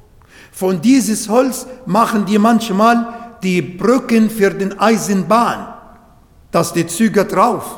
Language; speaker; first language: German; non-native, learner; Arabic